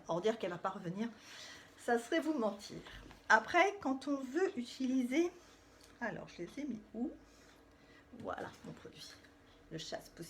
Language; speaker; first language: French; native; French